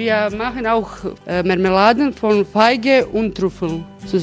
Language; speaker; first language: German; non-native, learner; Croatian